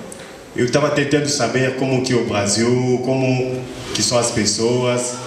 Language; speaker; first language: Portuguese; non-native, fluent; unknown